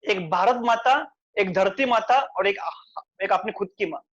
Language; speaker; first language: Hindi; non-native, local second language; Marathi